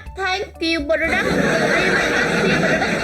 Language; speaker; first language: Indonesian; non-native, learner; Vietnamese